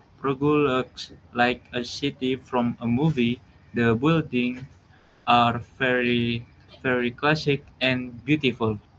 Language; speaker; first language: English; non-native, learner; Indonesian